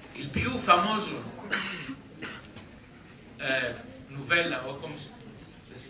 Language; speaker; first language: Italian; non-native, learner; Greek